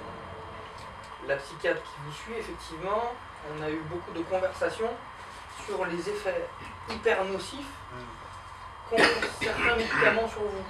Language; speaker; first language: French; native; French